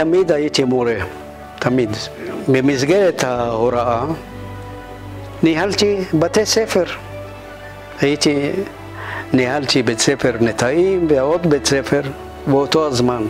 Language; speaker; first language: Hebrew; non-native, fluent; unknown